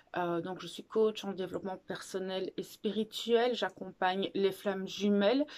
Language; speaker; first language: French; native; French